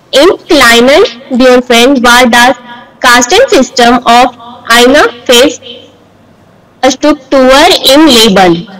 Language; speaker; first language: German; non-native, learner; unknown